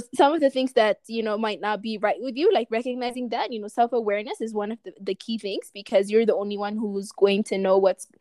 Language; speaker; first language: English; non-native, fluent; Amharic